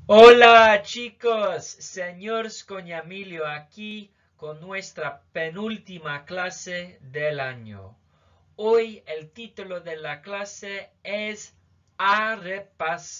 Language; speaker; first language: Spanish; non-native, fluent; English